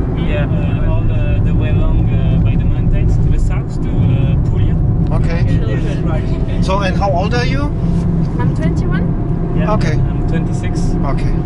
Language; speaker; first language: English; non-native, learner; German